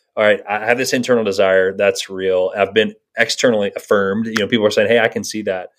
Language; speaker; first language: English; native; English